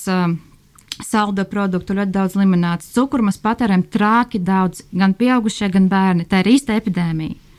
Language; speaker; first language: Latvian; non-native, local second language; Russian